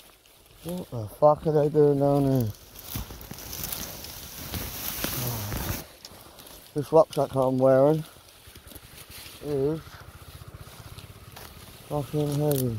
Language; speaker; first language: English; native; English